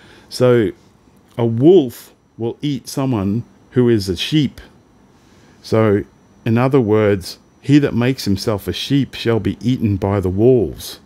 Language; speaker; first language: English; early bilingual, other home language; Italian